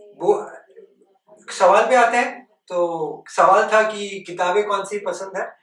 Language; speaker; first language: Hindi; non-native, local second language; Bangla